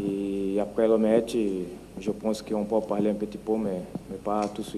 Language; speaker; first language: French; non-native, fluent; Portuguese